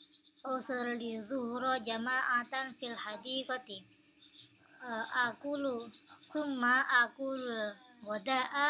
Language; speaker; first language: Arabic; non-native, learner; Indonesian